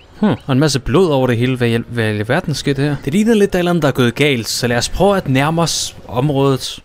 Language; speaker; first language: Danish; native; Danish